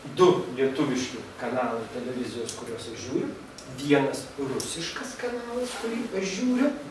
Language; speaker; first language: Lithuanian; native; Lithuanian